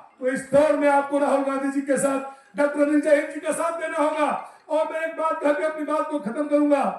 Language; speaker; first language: Hindi; native; Hindi